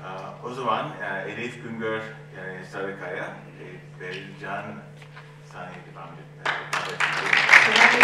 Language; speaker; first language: Turkish; non-native, learner; English